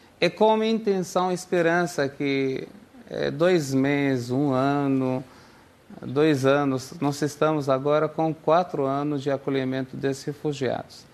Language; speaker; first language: Portuguese; non-native, fluent; Arabic